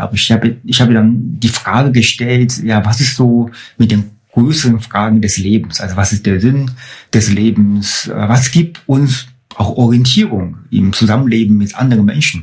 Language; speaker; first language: German; non-native, fluent; Chinese